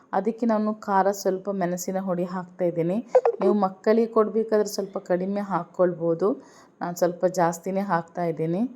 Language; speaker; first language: Kannada; non-native, local second language; Urdu